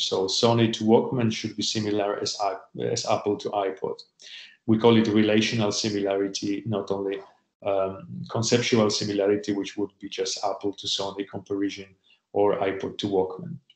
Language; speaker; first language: English; non-native, fluent; Polish